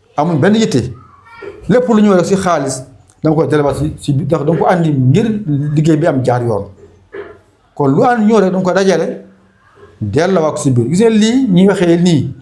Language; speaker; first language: Wolof; non-native, local second language; Fula